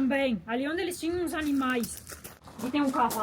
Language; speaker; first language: Portuguese; native; Portuguese